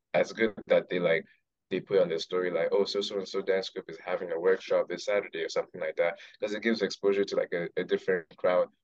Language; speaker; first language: English; non-native, local second language; Yoruba